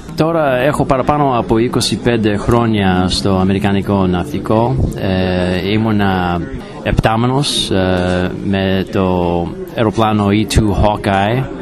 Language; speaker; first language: Greek; early bilingual, heritage; English